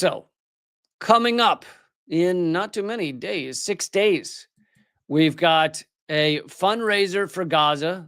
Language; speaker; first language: English; native; English